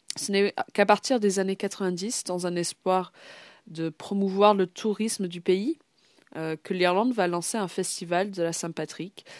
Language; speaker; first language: French; non-native, fluent; English